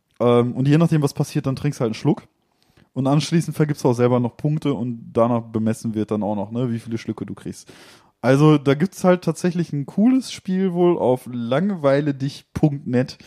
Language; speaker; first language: German; native; German